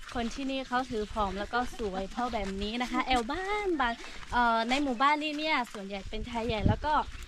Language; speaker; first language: Thai; non-native, local second language; Lahu